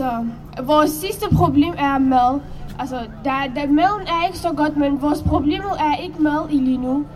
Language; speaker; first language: Danish; non-native, learner; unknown